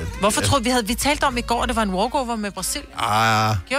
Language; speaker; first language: Danish; native; Danish